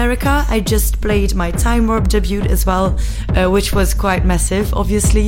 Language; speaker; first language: English; non-native, fluent; Dutch